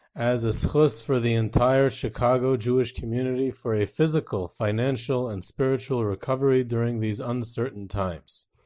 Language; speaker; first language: English; native; English